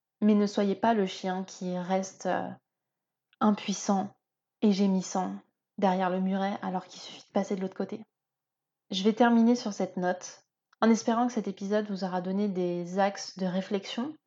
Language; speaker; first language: French; native; French